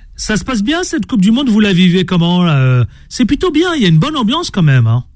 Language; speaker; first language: French; native; French